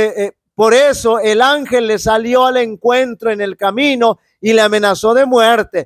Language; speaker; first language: Spanish; native; Spanish